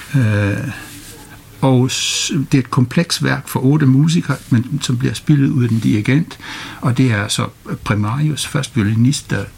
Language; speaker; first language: Danish; non-native, fluent; English